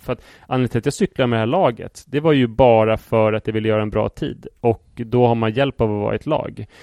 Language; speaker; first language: Swedish; native; Swedish